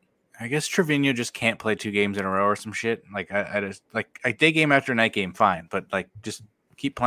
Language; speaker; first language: English; native; English